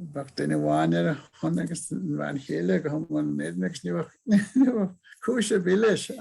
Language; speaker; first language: Irish; native; Irish